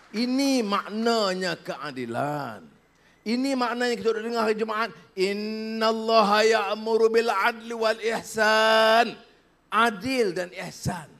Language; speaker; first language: Malay; native; Malay